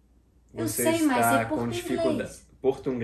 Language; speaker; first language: Portuguese; non-native, learner; English